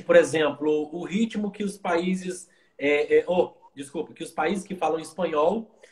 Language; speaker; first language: Portuguese; native; Portuguese